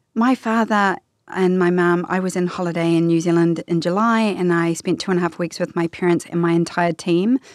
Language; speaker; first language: English; native; English